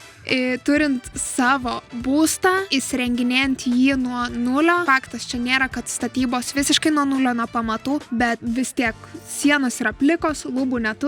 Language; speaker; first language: Lithuanian; native; Lithuanian